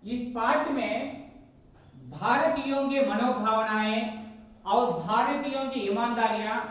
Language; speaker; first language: Hindi; non-native, local second language; Telugu